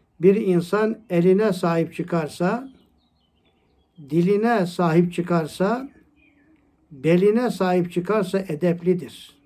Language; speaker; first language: Turkish; native; Turkish